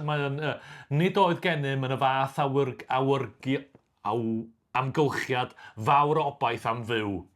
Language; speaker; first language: Welsh; native; Welsh